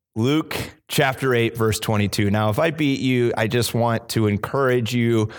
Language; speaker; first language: English; native; English